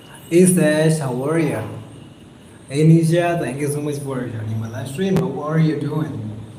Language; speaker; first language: English; non-native, local second language; Hindi